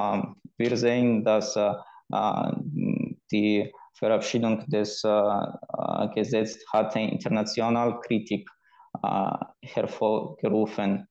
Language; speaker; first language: German; non-native, fluent; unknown